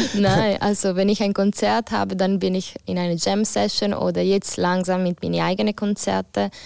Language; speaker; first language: German; non-native, fluent; Italian